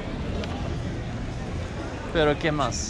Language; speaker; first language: Spanish; non-native, learner; Swedish